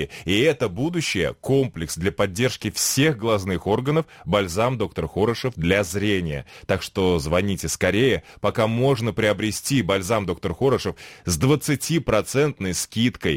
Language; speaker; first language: Russian; native; Russian